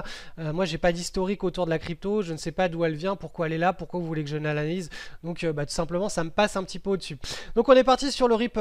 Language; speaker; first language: French; native; French